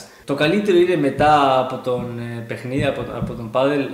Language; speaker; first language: Greek; non-native, learner; Spanish